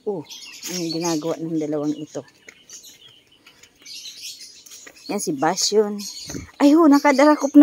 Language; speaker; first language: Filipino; non-native, local second language; Bikol